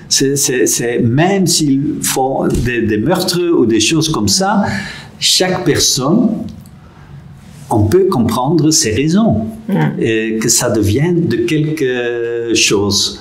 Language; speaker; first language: French; non-native, local second language; Dutch